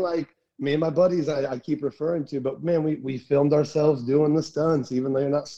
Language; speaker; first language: English; native; English